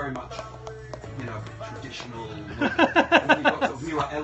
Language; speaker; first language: English; native; English